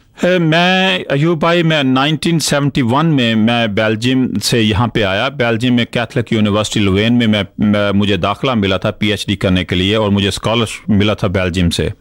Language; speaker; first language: Urdu; non-native, local second language; Punjabi